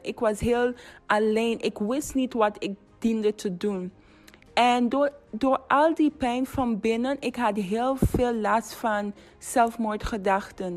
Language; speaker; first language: Dutch; non-native, fluent; English